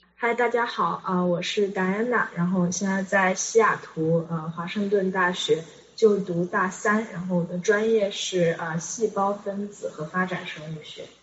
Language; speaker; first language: Chinese; native; Chinese